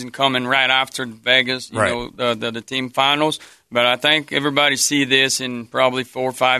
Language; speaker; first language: English; non-native, fluent; Portuguese